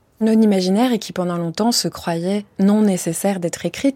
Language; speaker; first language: French; native; French